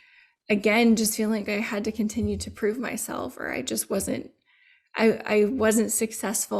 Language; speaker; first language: English; native; English